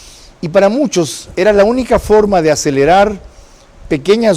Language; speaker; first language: Spanish; native; Spanish